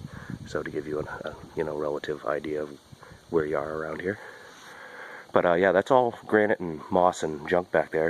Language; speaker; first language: English; native; English